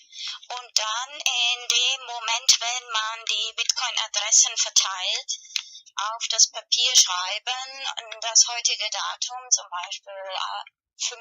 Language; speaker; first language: German; non-native, learner; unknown